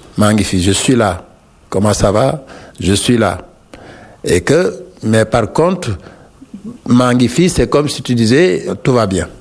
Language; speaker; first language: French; non-native, local second language; Wolof